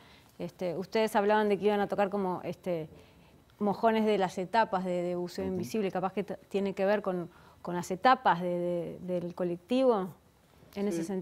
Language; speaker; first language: Spanish; native; Spanish